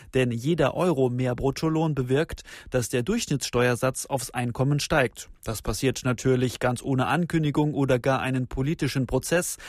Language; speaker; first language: German; native; German